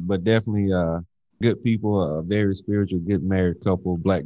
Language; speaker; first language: English; native; English